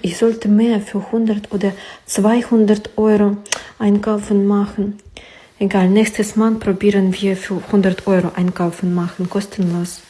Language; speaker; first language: German; non-native, learner; Ukrainian